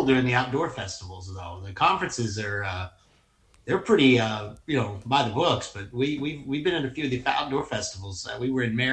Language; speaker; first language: English; native; English